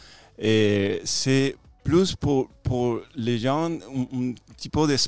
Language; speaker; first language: French; non-native, fluent; Spanish